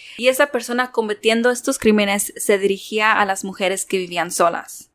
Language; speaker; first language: Spanish; early bilingual, heritage; Spanish